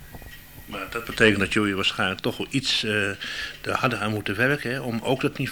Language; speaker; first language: Dutch; native; Dutch